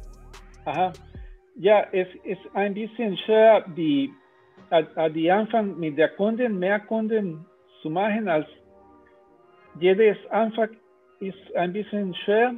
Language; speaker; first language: German; non-native, learner; Spanish